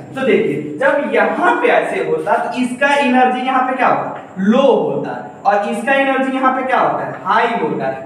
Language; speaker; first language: Hindi; native; Hindi